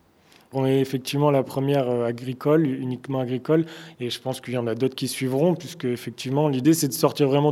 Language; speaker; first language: French; native; French